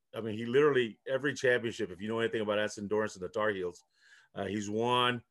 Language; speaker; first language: English; early bilingual, other home language; Spanish